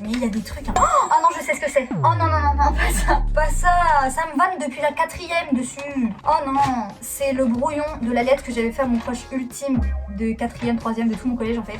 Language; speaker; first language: French; native; French